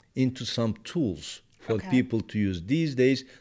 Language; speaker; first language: English; non-native, fluent; Turkish